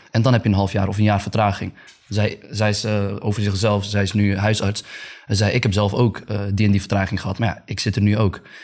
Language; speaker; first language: Dutch; early bilingual, other home language; Arabic